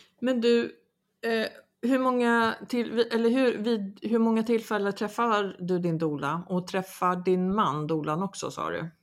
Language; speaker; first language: Swedish; native; Swedish